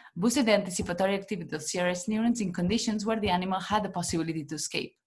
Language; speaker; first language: English; non-native, fluent; Spanish